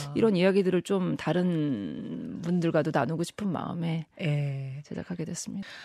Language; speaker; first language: Korean; native; Korean